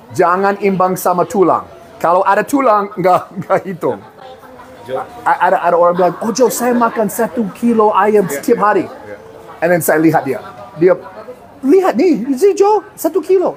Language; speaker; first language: Indonesian; non-native, fluent; English